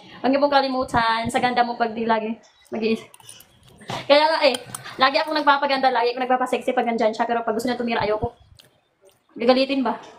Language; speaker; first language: Filipino; non-native, local second language; Cebuano